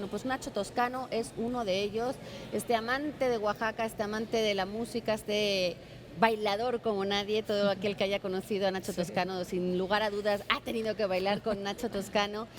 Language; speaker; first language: Spanish; native; Spanish